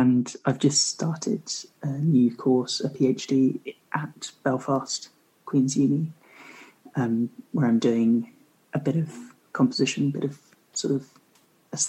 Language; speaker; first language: English; native; English